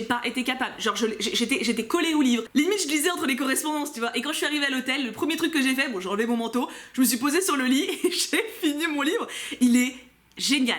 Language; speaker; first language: French; native; French